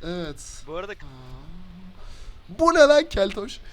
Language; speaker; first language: Turkish; native; Turkish